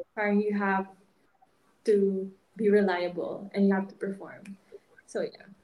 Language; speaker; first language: English; non-native, local second language; Hiligaynon